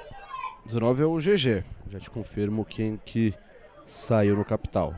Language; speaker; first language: Portuguese; native; Portuguese